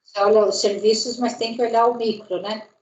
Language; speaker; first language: Portuguese; native; Portuguese